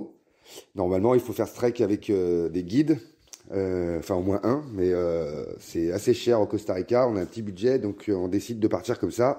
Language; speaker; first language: French; native; French